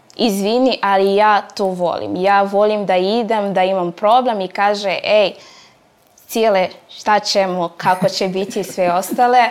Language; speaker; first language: Serbian; non-native, fluent; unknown